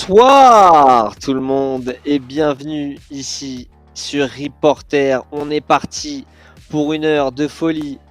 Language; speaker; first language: French; native; French